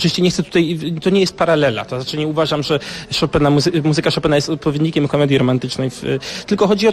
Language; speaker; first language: Polish; native; Polish